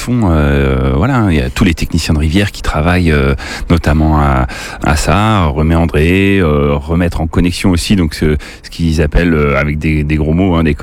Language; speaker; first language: French; native; French